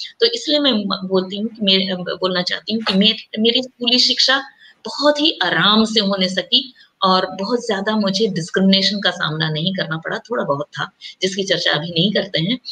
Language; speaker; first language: Hindi; non-native, local second language; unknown